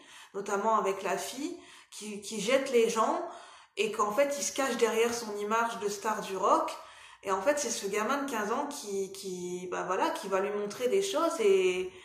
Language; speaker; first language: French; native; French